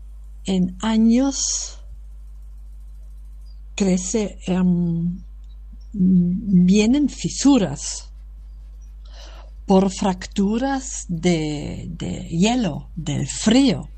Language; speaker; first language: Spanish; non-native, fluent; German